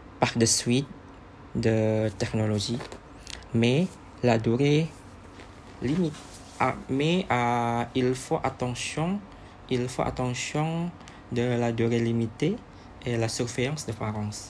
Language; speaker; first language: French; non-native, learner; Indonesian